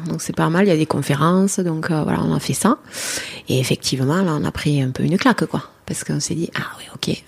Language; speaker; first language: French; native; French